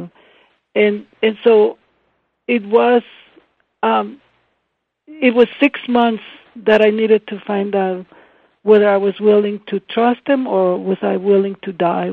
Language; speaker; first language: English; non-native, fluent; Spanish